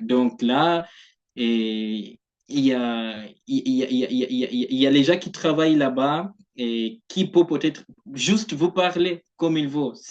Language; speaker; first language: French; non-native, fluent; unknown